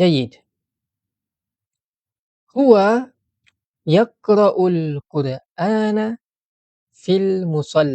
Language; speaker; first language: Arabic; non-native, fluent; Malay